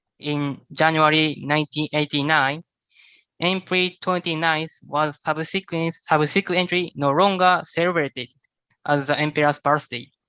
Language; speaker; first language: English; non-native, learner; Japanese